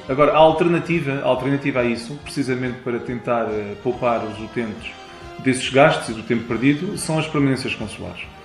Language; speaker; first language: Portuguese; early bilingual, heritage; Portuguese